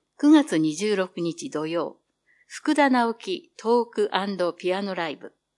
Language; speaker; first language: Japanese; native; Japanese